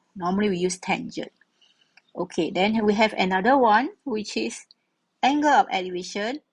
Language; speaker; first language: English; non-native, local second language; Malay